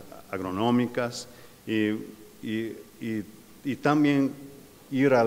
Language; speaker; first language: Spanish; non-native, fluent; English